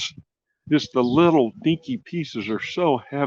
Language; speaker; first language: English; native; English